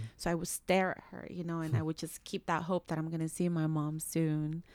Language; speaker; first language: English; early bilingual, other home language; Spanish